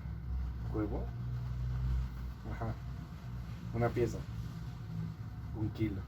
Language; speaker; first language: Spanish; native; Spanish